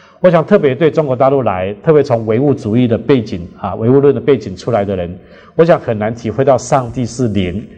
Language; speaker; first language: Chinese; native; Chinese